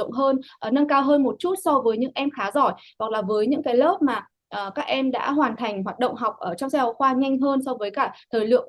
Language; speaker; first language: Vietnamese; native; Vietnamese